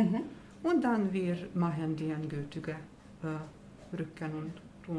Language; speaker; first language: German; non-native, learner; Hungarian